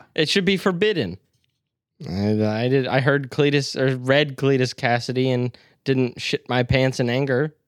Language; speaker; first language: English; native; English